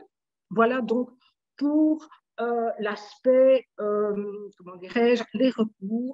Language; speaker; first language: French; native; French